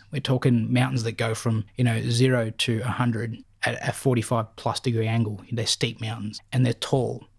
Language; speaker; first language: English; native; English